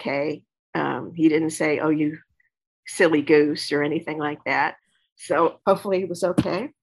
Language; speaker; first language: English; native; English